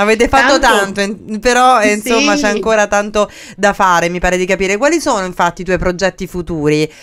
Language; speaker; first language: Italian; native; Italian